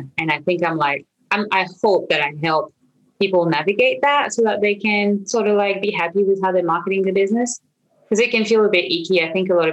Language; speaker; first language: English; non-native, fluent; French